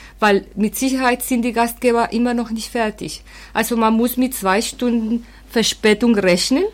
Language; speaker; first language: German; non-native, fluent; Spanish